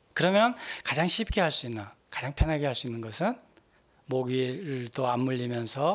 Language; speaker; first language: Korean; native; Korean